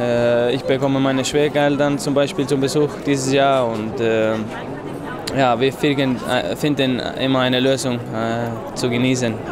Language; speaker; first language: German; non-native, fluent; Icelandic